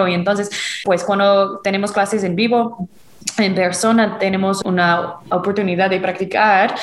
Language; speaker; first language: Spanish; non-native, fluent; English